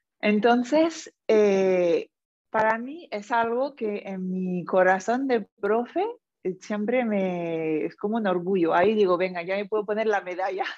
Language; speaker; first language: Spanish; non-native, fluent; French